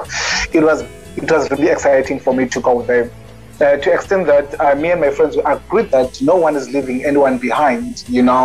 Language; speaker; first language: English; non-native, local second language; Xhosa